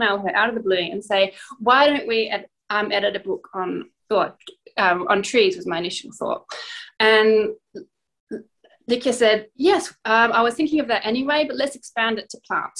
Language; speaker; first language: English; native; English